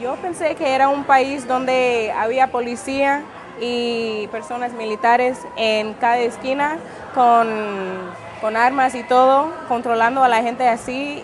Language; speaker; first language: Spanish; non-native, fluent; English